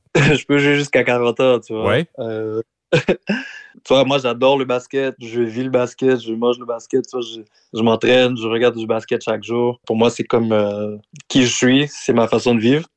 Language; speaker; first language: French; native; French